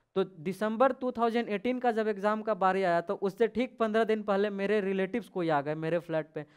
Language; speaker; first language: Hindi; native; Hindi